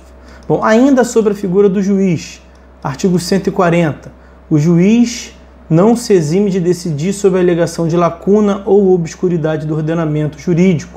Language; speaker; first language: Portuguese; native; Portuguese